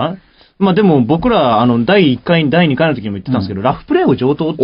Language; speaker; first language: Japanese; native; Japanese